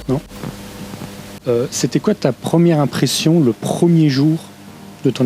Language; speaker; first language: French; native; French